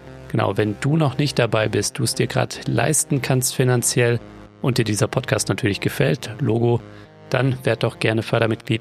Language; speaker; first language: German; native; German